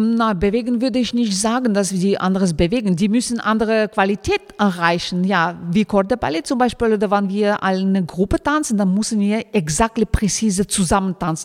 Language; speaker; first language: German; non-native, fluent; Russian